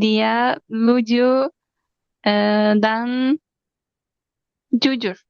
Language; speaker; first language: Indonesian; non-native, learner; Turkish